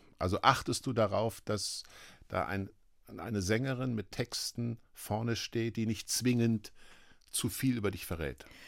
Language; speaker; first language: German; native; German